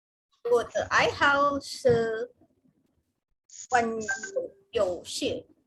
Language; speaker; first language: Chinese; non-native, learner; Indonesian